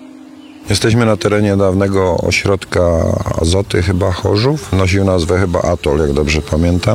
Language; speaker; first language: Polish; native; Polish